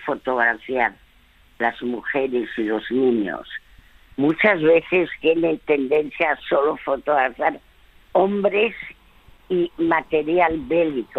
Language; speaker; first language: Spanish; early bilingual, other home language; French